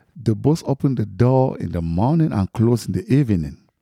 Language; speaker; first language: English; non-native, fluent; French